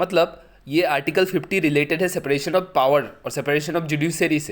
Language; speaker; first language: Hindi; native; Hindi